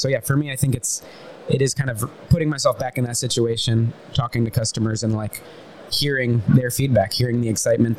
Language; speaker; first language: English; native; English